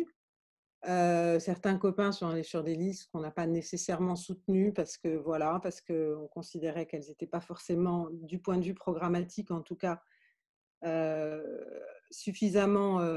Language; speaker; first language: French; native; French